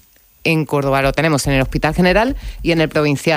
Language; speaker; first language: Spanish; native; Spanish